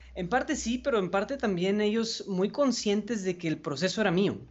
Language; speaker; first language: Spanish; native; Spanish